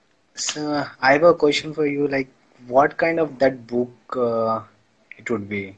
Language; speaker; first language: English; non-native, learner; Indonesian